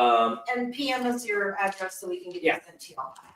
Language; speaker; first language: English; native; English